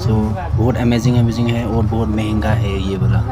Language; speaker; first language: Hindi; non-native, local second language; Bodo